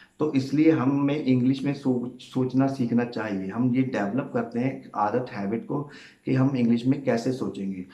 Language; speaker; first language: Hindi; native; Hindi